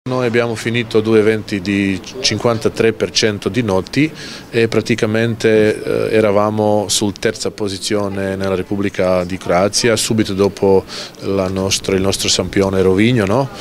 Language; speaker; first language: Italian; non-native, local second language; Croatian